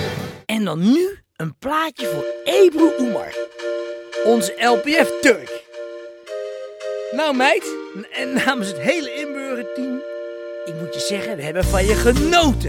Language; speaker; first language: Dutch; native; Dutch